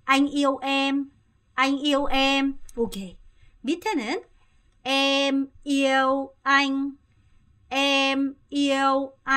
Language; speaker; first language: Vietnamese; non-native, fluent; Korean